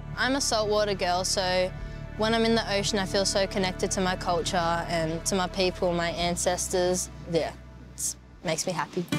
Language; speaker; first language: English; native; English